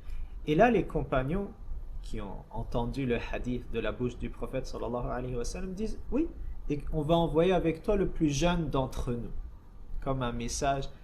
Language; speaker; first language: French; native; French